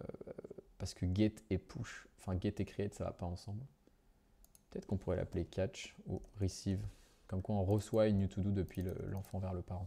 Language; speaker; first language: French; native; French